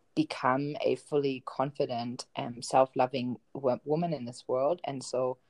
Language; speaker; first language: English; non-native, fluent; German